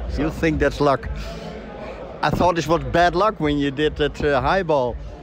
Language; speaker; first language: English; non-native, fluent; Dutch